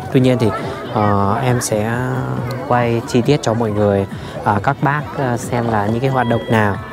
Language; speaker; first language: Vietnamese; non-native, local second language; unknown